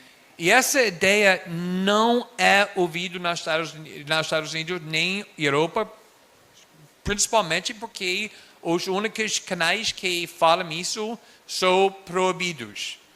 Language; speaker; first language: Portuguese; non-native, fluent; English